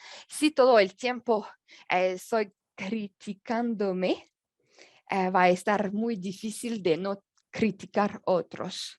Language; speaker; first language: Spanish; non-native, learner; French